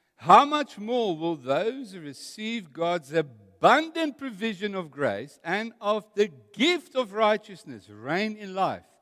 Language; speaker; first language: English; non-native, local second language; Afrikaans